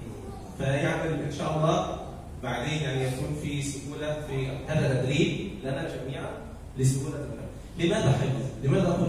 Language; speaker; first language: Indonesian; non-native, learner; Arabic